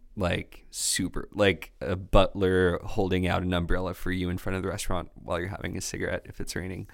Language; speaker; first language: English; non-native, fluent; French